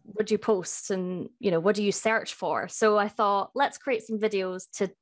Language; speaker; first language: English; native; English